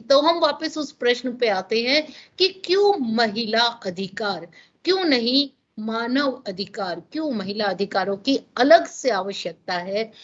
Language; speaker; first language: Hindi; non-native, local second language; Gujarati